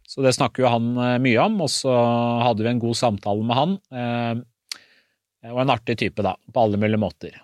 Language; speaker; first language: Norwegian; early bilingual, other home language; Persian